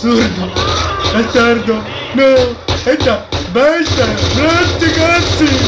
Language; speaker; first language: Italian; native; Italian